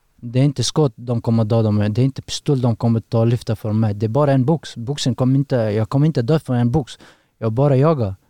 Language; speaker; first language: Swedish; non-native, learner; Persian